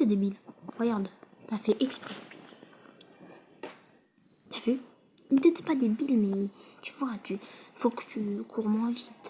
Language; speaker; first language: French; native; French